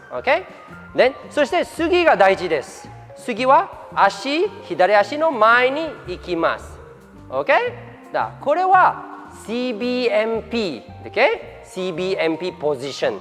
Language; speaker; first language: Japanese; non-native, fluent; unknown